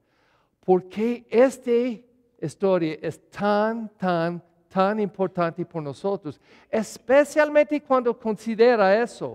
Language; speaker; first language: Spanish; non-native, learner; English